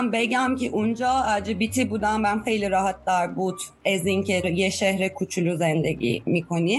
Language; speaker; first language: Persian; non-native, fluent; Turkish